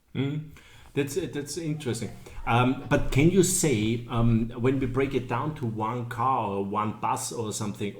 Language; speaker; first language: English; non-native, learner; German